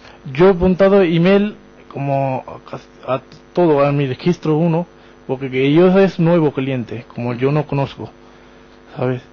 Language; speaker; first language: Spanish; non-native, learner; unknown